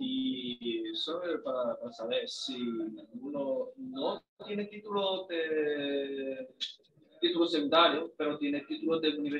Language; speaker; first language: Spanish; non-native, fluent; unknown